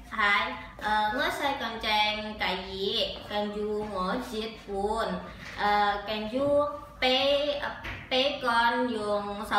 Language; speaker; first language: Cantonese; non-native, learner; Indonesian